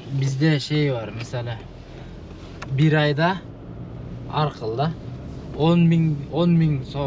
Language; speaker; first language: Turkish; non-native, learner; Kyrgyz